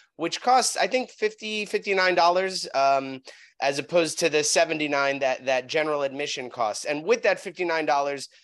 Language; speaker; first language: English; native; English